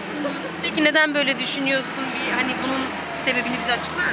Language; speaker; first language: Turkish; native; Turkish